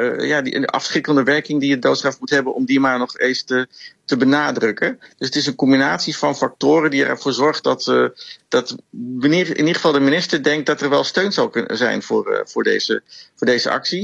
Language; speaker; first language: Dutch; native; Dutch